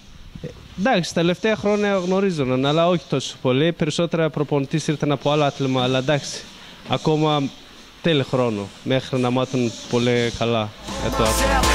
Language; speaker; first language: Greek; non-native, learner; Thai